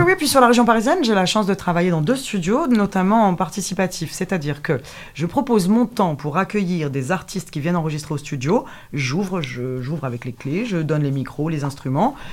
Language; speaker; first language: French; native; French